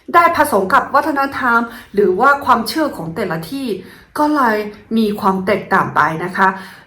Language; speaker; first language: Thai; non-native, fluent; Chinese